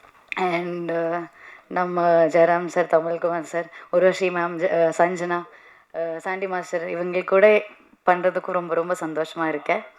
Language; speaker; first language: Tamil; non-native, learner; Malayalam